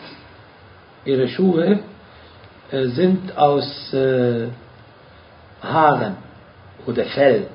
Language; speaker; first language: German; non-native, fluent; Arabic